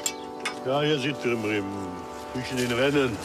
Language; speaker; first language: German; non-native, local second language; Luxembourgish